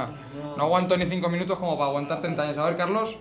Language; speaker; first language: Spanish; native; Spanish